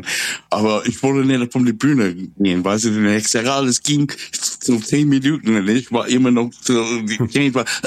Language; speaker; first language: German; non-native, fluent; English